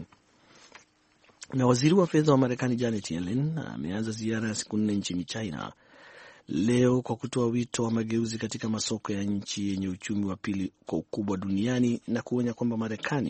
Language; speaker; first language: Swahili; non-native, local second language; Kikuyu